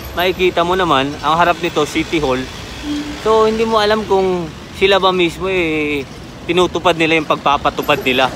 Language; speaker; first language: Filipino; native; Filipino